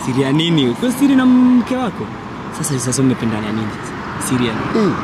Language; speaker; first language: Swahili; non-native, local second language; Luo (Kenya and Tanzania)